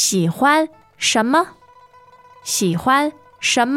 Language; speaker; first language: Chinese; non-native, fluent; English